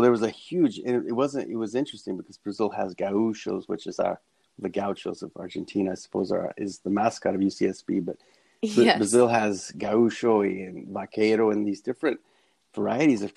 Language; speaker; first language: English; native; English